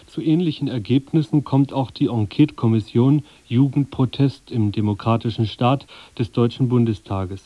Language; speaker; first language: German; native; German